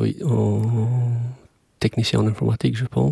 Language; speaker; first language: French; non-native, fluent; Albanian